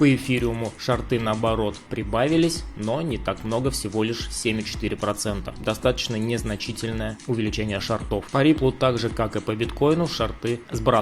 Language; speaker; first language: Russian; native; Russian